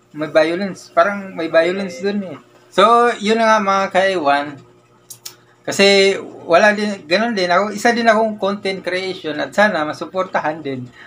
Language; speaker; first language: Filipino; non-native, local second language; Cebuano